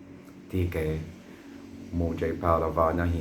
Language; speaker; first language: Hindi; non-native, learner; English